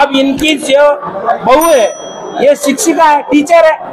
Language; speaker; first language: Hindi; non-native, local second language; Marathi